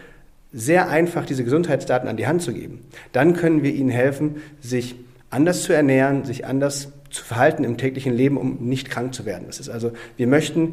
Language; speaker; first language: German; native; German